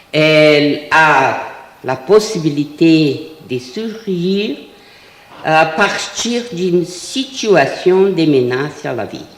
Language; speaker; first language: French; non-native, fluent; Portuguese